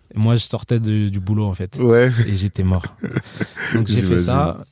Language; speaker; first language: French; native; French